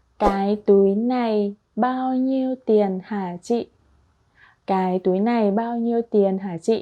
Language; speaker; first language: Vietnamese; non-native, fluent; Korean